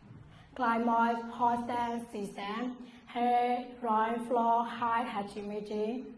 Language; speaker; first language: English; non-native, learner; Mon